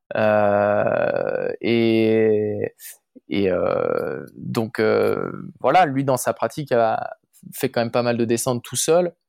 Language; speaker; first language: French; native; French